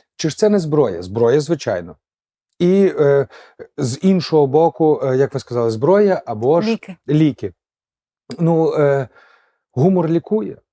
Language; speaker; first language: Ukrainian; native; Ukrainian